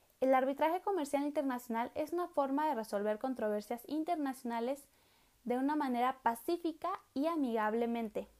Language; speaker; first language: Spanish; native; Spanish